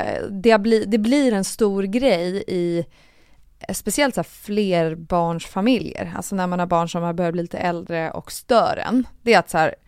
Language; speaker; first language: Swedish; native; Swedish